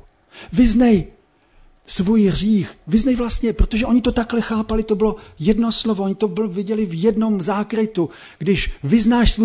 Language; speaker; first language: Czech; native; Czech